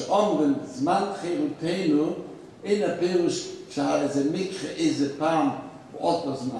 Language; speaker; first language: Hebrew; non-native, fluent; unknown